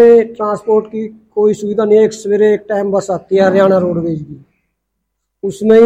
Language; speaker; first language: Hindi; native; Hindi